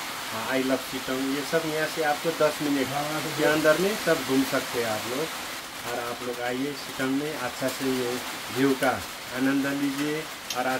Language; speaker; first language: Hindi; non-native, local second language; Nepali